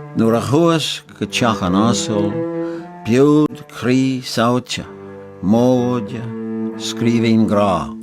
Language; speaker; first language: Irish; non-native, local second language; English